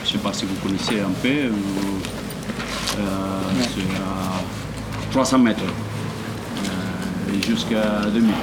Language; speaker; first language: French; non-native, learner; Catalan